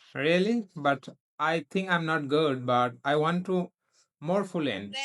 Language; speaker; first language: English; non-native, learner; Bangla